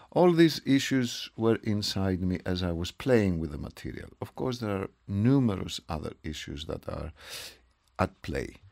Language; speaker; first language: English; non-native, fluent; Greek